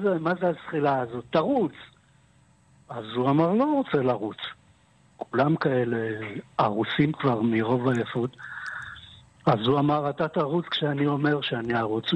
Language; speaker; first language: Hebrew; early bilingual, other home language; Polish